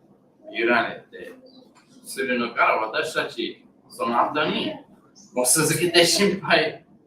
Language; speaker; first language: Japanese; non-native, learner; English